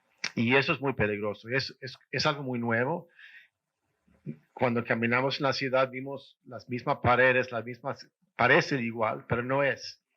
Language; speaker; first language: Spanish; non-native, fluent; Swedish